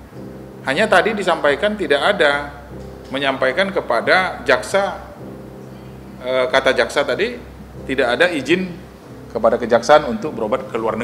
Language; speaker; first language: Indonesian; native; Indonesian